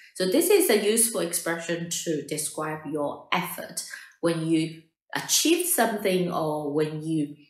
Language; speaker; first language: English; non-native, fluent; Chinese